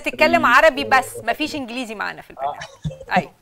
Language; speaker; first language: Arabic; native; Arabic